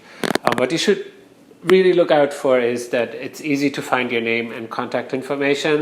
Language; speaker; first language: English; non-native, fluent; German